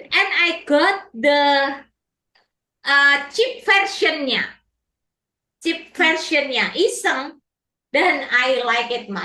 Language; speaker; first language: English; non-native, fluent; Indonesian